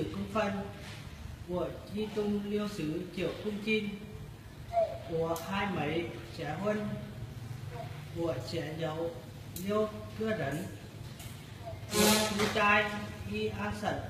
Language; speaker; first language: Chinese; non-native, learner; Vietnamese